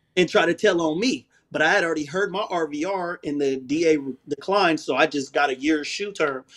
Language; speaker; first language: English; native; English